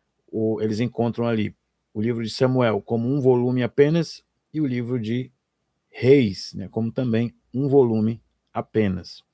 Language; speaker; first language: Portuguese; native; Portuguese